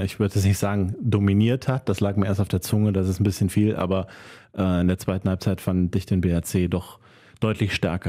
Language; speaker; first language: German; native; German